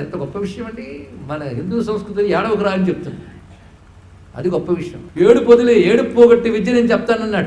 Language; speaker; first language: Telugu; native; Telugu